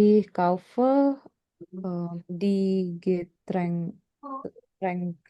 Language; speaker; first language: German; non-native, learner; Indonesian